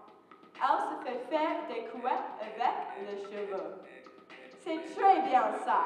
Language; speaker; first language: French; non-native, learner; English